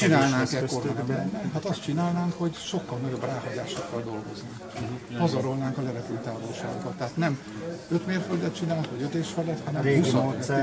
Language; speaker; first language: Hungarian; native; Hungarian